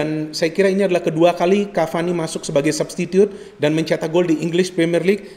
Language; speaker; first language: Indonesian; native; Indonesian